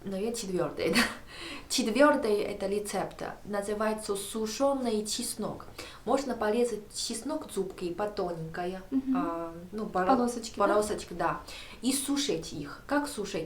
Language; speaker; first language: Russian; non-native, learner; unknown